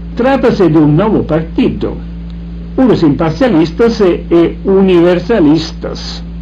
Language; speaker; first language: Portuguese; non-native, fluent; Italian